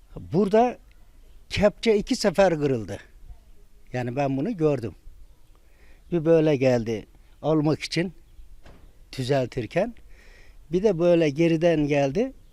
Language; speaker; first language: Turkish; native; Turkish